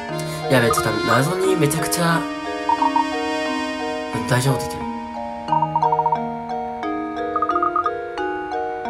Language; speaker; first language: Japanese; native; Japanese